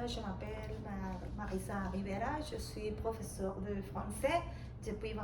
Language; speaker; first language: French; non-native, fluent; Spanish